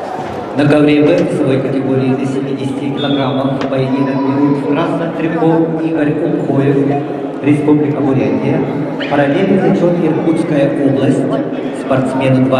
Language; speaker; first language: Russian; native; Russian